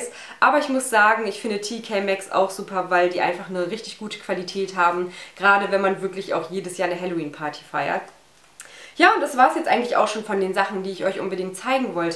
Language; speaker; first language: German; native; German